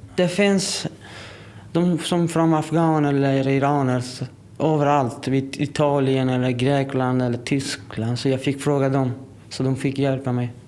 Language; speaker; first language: Swedish; non-native, learner; Persian